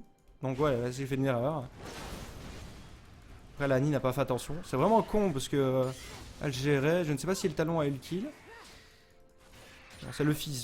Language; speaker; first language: French; native; French